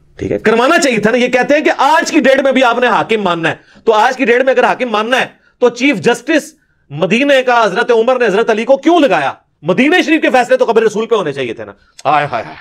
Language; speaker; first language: Urdu; non-native, local second language; Punjabi